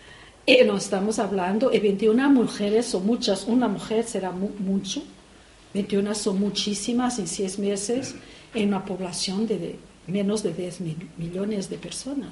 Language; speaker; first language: Spanish; non-native, fluent; Portuguese